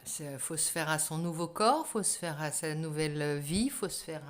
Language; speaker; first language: French; native; French